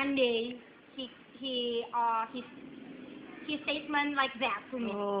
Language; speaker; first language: English; non-native, learner; Indonesian